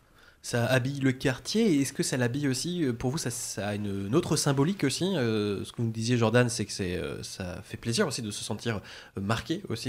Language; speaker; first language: French; native; French